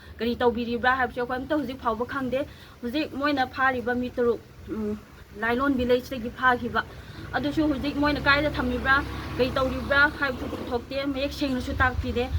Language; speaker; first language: Manipuri; non-native, local second language; Tangkhul Naga (India)